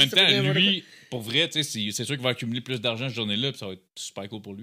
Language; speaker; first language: French; native; French